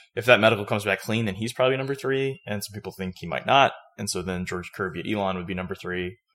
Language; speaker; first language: English; native; English